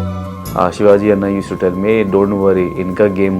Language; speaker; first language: Telugu; non-native, learner; Hindi